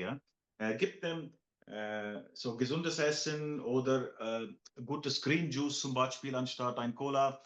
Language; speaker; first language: German; non-native, fluent; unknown